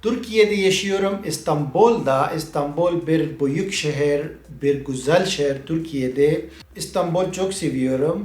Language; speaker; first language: Turkish; non-native, learner; Pashto